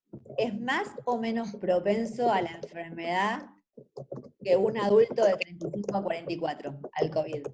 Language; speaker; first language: Spanish; native; Spanish